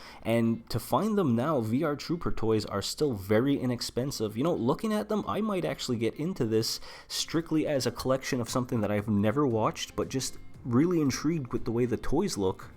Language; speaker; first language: English; native; English